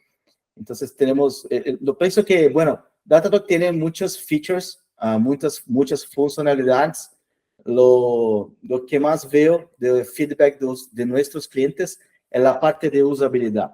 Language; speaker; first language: Spanish; non-native, fluent; Portuguese